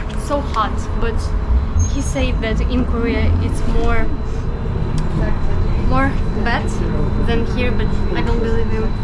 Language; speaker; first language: English; non-native, learner; Russian